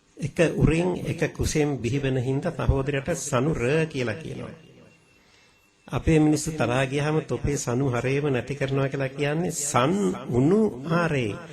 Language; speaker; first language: Sinhala; native; Sinhala